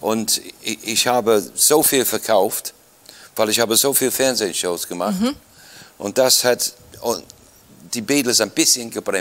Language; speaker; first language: German; non-native, fluent; English